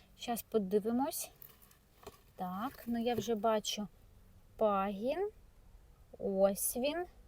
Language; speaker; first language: Ukrainian; non-native, local second language; Russian